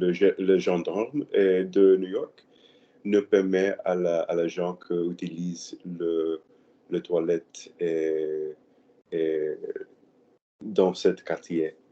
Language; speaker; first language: French; non-native, learner; Spanish